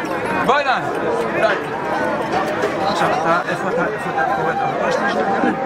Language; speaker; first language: Hebrew; non-native, fluent; Amharic